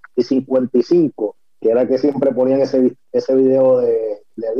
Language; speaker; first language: Spanish; native; Spanish